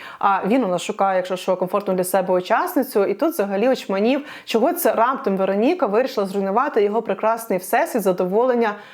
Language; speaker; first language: Ukrainian; non-native, local second language; Russian